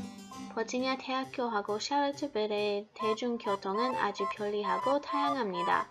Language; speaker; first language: Korean; non-native, learner; English